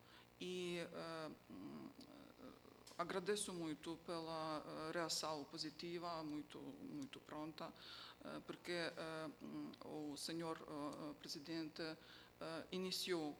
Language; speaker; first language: Portuguese; non-native, fluent; Ukrainian